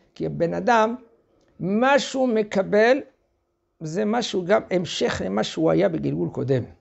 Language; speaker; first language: Hebrew; non-native, fluent; French